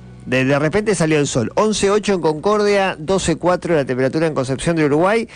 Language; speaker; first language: Spanish; native; Spanish